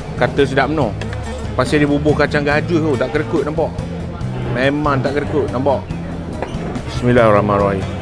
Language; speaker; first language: Malay; native; Malay